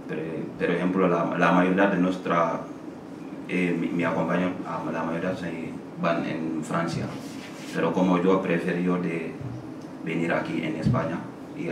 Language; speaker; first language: Spanish; non-native, learner; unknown